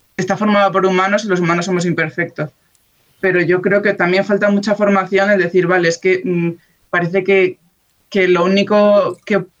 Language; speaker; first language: Spanish; native; Spanish